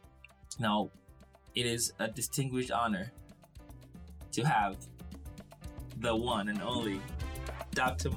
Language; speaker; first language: English; non-native, local second language; Yoruba